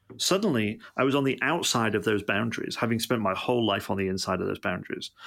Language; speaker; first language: English; native; English